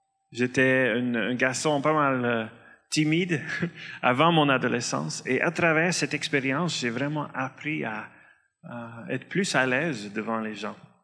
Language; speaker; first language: French; non-native, fluent; Dutch